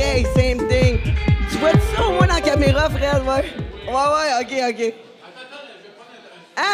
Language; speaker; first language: French; native; French